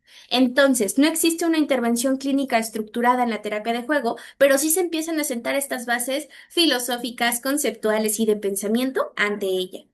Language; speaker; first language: Spanish; native; Spanish